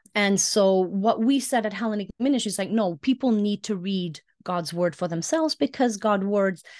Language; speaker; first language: English; early bilingual, heritage; Icelandic